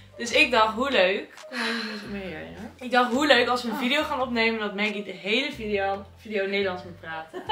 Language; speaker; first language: Dutch; native; Dutch